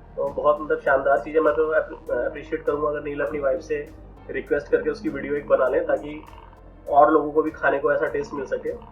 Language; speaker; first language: Hindi; native; Hindi